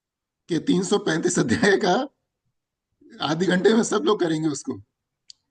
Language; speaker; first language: Hindi; native; Hindi